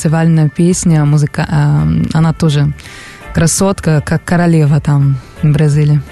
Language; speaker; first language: Russian; non-native, learner; Portuguese